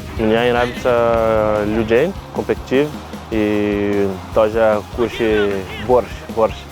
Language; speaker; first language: Ukrainian; non-native, learner; Portuguese